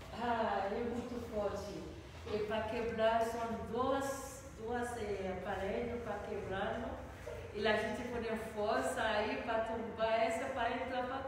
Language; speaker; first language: Portuguese; non-native, learner; Spanish